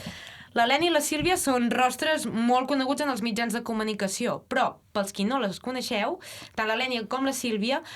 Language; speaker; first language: Catalan; native; Catalan